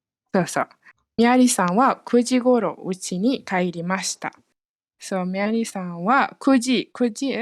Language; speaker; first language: Japanese; non-native, fluent; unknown